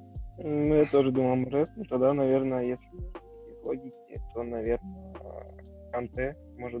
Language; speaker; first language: Russian; native; Russian